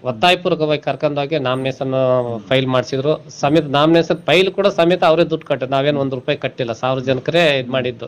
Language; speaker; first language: Kannada; non-native, local second language; Telugu